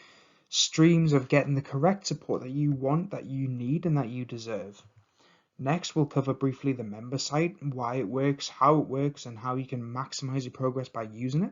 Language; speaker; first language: English; native; English